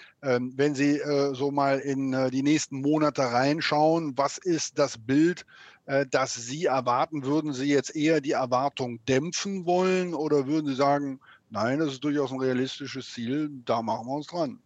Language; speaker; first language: German; native; German